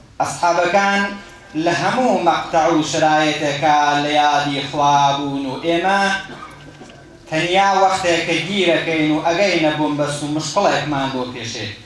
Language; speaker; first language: Central Kurdish; non-native, local second language; Gurani